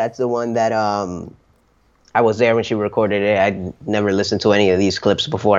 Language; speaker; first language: English; early bilingual, other home language; Spanish